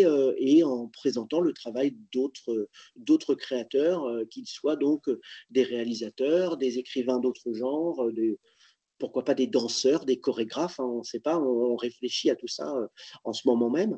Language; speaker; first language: French; native; French